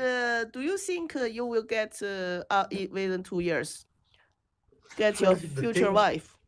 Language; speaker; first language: English; non-native, learner; Chinese